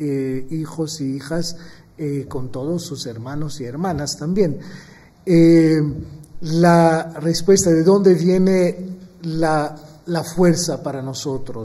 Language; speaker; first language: Spanish; non-native, fluent; Maltese